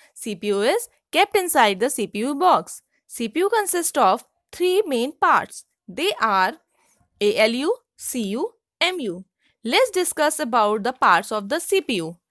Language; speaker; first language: English; non-native, local second language; Hindi